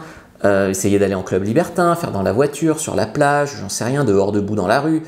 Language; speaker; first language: French; native; French